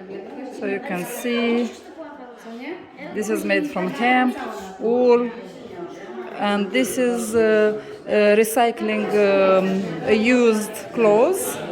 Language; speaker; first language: English; non-native, learner; Romanian